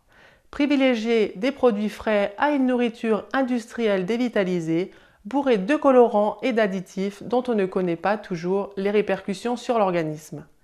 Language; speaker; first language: French; native; French